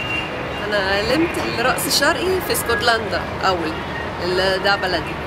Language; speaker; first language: Arabic; non-native, learner; English